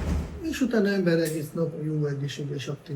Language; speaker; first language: Hungarian; non-native, fluent; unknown